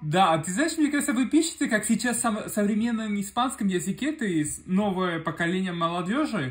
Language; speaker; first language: Russian; non-native, fluent; Spanish